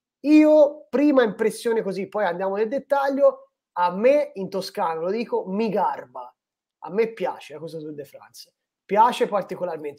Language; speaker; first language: Italian; native; Italian